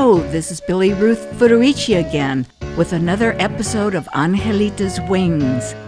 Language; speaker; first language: English; native; English